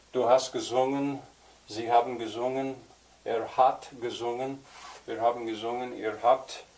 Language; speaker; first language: German; non-native, learner; English